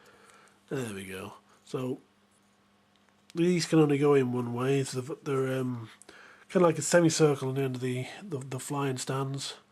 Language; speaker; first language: English; native; English